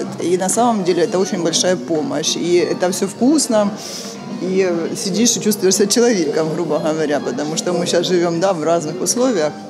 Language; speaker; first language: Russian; native; Russian